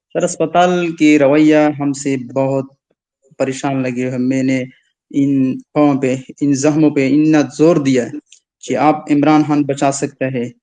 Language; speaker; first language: Urdu; non-native, local second language; Pashto